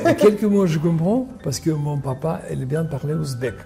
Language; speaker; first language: French; non-native, fluent; Russian